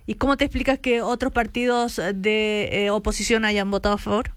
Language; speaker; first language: Spanish; native; Spanish